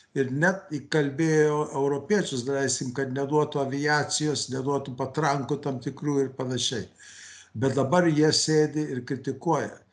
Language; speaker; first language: Lithuanian; early bilingual, heritage; Lithuanian